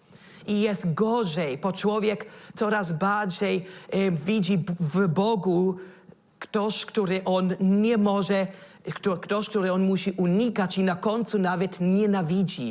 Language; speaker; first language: Polish; non-native, learner; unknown